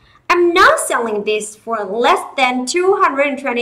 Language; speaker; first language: English; non-native, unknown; Vietnamese